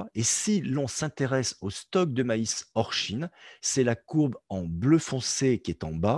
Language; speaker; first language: French; native; French